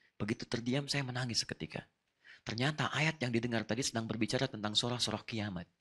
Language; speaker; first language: Indonesian; non-native, fluent; Arabic